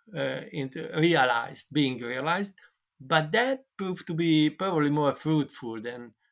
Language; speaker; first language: English; non-native, fluent; Hungarian